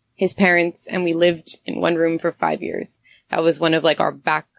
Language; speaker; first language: English; native; English